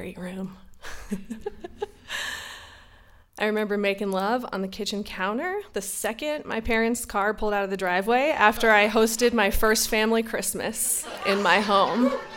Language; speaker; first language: English; native; English